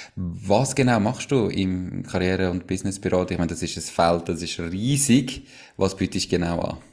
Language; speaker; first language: German; native; German